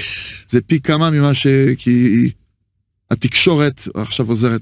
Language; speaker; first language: Hebrew; non-native, fluent; French